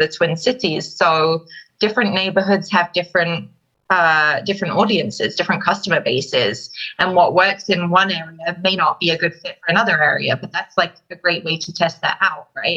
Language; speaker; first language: English; native; English